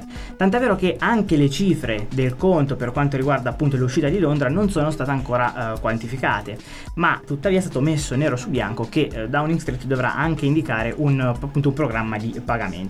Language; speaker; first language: Italian; native; Italian